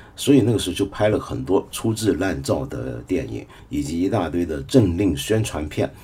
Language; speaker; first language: Chinese; native; Chinese